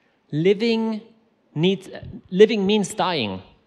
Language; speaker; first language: English; non-native, fluent; German